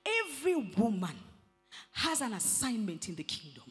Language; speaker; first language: English; non-native, local second language; Swahili